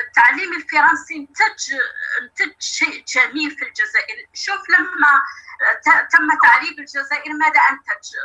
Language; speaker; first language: Arabic; native; Arabic